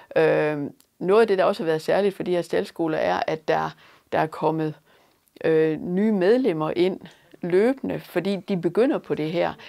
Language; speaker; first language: Danish; native; Danish